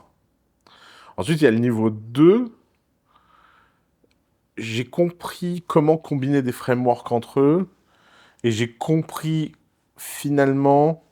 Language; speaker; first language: French; native; French